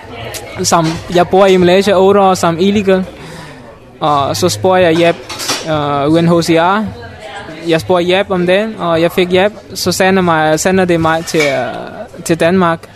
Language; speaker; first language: Danish; non-native, learner; Mon